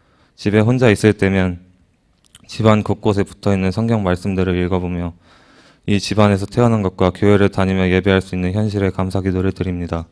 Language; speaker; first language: Korean; native; Korean